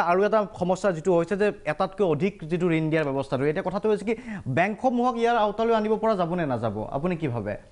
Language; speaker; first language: Assamese; native; Assamese